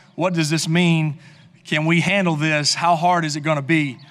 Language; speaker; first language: English; native; English